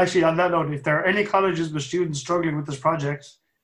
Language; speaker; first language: English; native; English